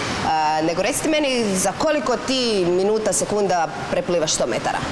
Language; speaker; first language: Croatian; native; Croatian